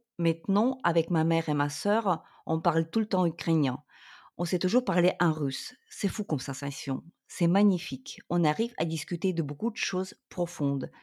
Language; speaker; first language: French; non-native, fluent; Ukrainian